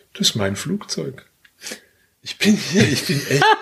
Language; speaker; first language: German; native; German